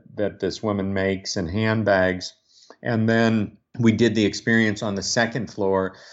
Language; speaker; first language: English; native; English